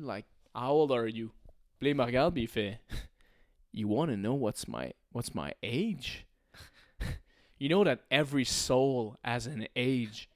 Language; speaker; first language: English; non-native, fluent; French